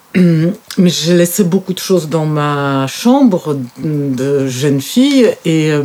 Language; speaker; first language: French; non-native, fluent; Polish